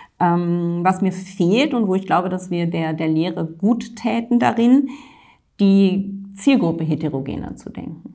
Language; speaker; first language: German; native; German